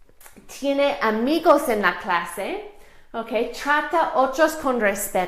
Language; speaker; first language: Spanish; non-native, fluent; English